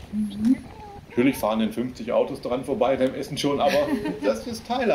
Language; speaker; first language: German; native; German